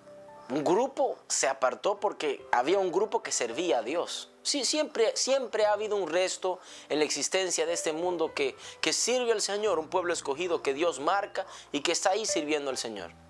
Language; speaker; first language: Spanish; native; Spanish